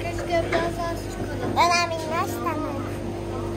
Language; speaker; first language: Turkish; early bilingual, heritage; Turkish